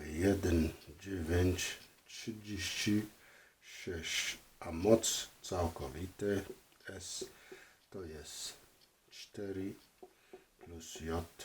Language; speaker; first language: Polish; non-native, fluent; French